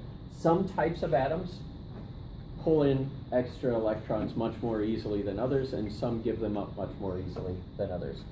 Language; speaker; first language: English; native; English